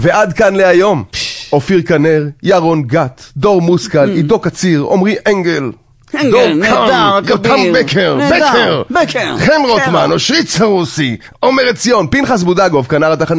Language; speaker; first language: Hebrew; native; Hebrew